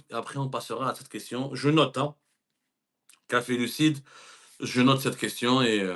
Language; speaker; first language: French; non-native, local second language; Arabic